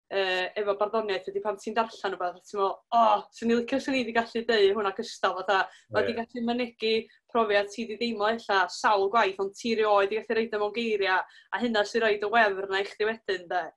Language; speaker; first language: Welsh; native; Welsh